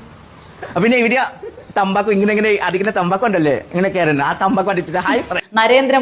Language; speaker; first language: Malayalam; non-native, learner; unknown